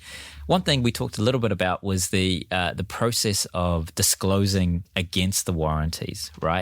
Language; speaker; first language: English; native; English